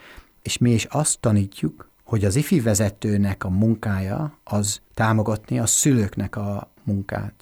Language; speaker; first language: Hungarian; non-native, fluent; English